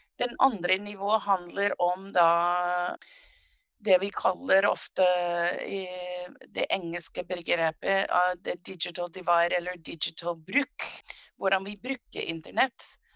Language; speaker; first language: Norwegian; non-native, fluent; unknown